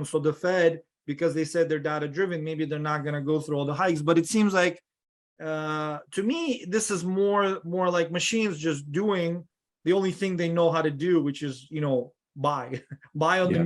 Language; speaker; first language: English; non-native, fluent; Russian